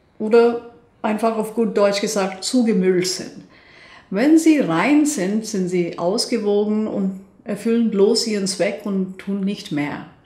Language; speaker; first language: German; non-native, fluent; Hindi